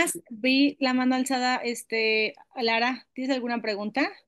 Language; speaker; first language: Spanish; native; Spanish